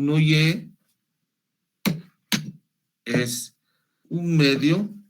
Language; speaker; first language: Spanish; native; Spanish